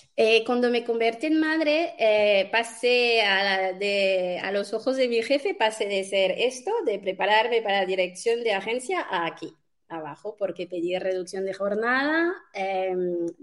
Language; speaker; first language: Spanish; non-native, fluent; French